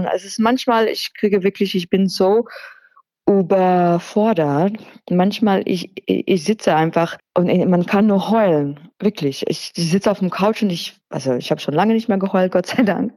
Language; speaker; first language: German; non-native, fluent; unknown